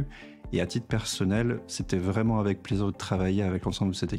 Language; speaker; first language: French; native; French